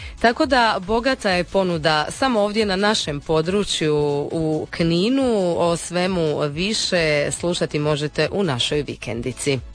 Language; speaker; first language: Serbian; native; Serbian